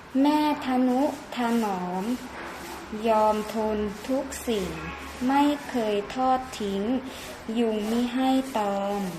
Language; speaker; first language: Thai; native; Thai